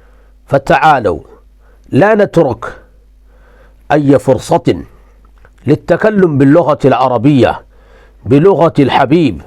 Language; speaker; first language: Arabic; non-native, fluent; Urdu